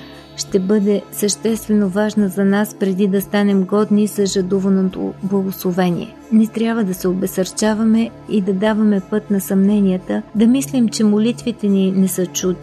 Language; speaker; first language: Bulgarian; native; Bulgarian